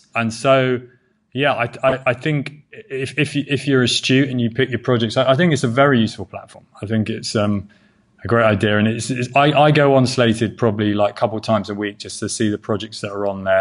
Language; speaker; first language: English; native; English